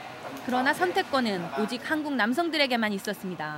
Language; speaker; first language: Korean; native; Korean